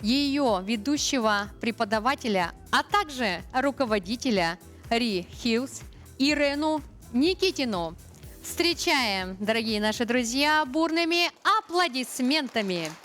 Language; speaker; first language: Russian; native; Russian